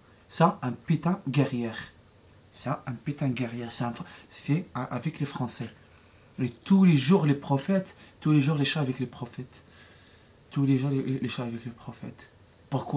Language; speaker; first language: French; non-native, learner; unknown